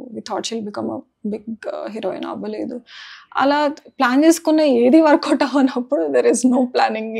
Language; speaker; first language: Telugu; non-native, local second language; Marathi